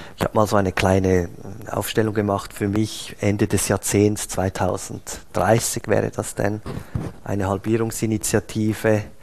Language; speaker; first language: German; native; German